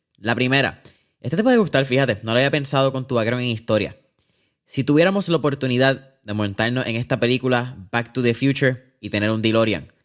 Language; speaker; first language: Spanish; native; Spanish